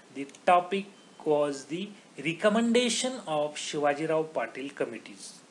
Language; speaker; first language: English; non-native, local second language; Marathi